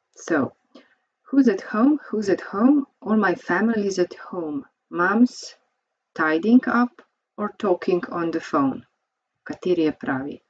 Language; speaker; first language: English; non-native, fluent; Slovenian